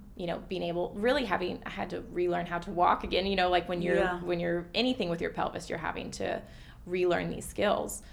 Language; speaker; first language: English; native; English